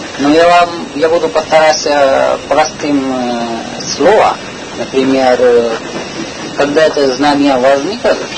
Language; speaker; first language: Russian; non-native, learner; Hindi